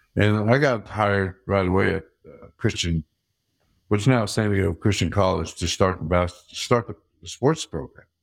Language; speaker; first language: English; early bilingual, other home language; Dutch